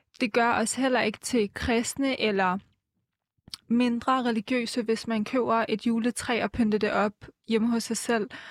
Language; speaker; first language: Danish; early bilingual, other home language; Persian